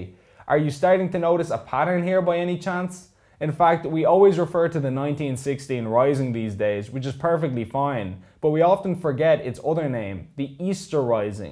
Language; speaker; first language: English; native; English